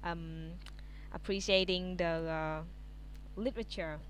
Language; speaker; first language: English; non-native, fluent; Vietnamese